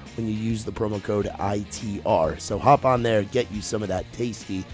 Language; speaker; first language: English; native; English